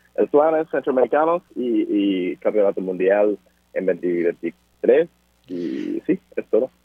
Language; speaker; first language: Spanish; early bilingual, other home language; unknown